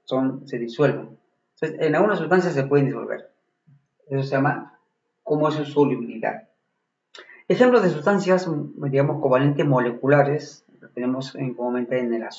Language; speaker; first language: Spanish; native; Spanish